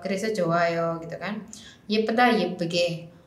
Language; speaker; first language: Korean; non-native, fluent; Indonesian